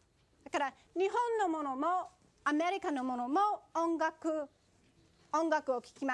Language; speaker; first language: Japanese; non-native, fluent; English